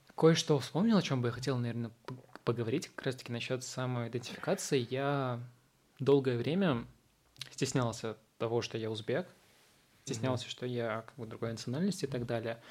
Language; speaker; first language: Russian; early bilingual, other home language; Uzbek